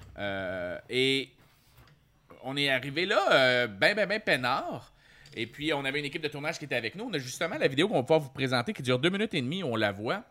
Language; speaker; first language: French; native; French